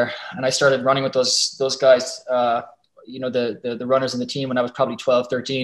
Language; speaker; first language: English; native; English